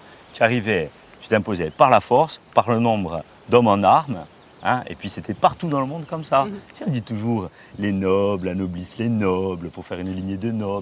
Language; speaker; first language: French; native; French